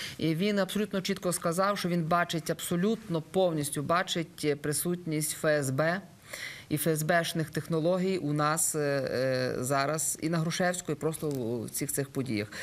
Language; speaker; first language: Ukrainian; native; Ukrainian